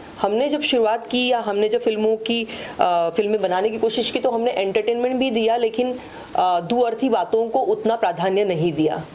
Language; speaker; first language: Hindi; non-native, local second language; Kannada